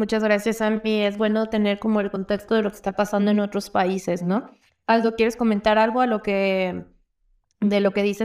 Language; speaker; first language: Spanish; native; Spanish